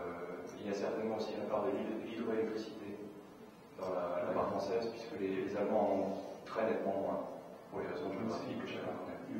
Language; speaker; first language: French; native; French